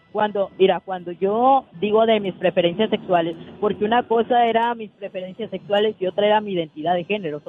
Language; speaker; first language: Spanish; native; Spanish